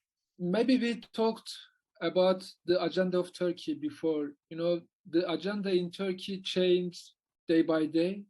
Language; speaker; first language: English; non-native, learner; Turkish